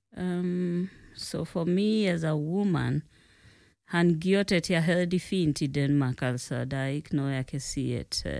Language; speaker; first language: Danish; non-native, fluent; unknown